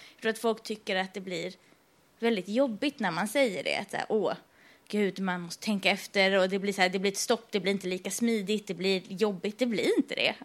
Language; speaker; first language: Swedish; early bilingual, other home language; Persian